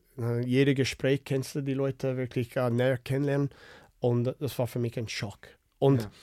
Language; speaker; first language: German; non-native, fluent; English